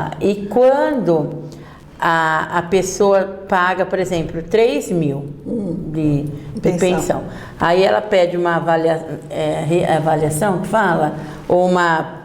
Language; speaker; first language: Portuguese; native; Portuguese